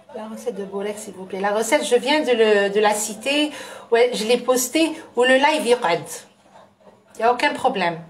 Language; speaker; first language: French; non-native, local second language; Arabic